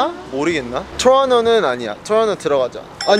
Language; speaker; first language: Korean; early bilingual, heritage; Korean